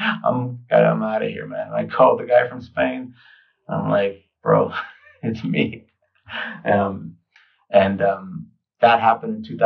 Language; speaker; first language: English; native; English